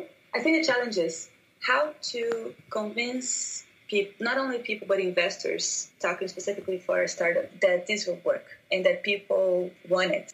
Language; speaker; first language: English; non-native, fluent; Portuguese